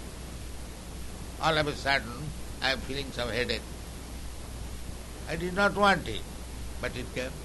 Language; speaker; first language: English; non-native, local second language; Bangla